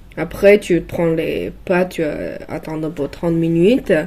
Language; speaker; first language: French; non-native, learner; Chinese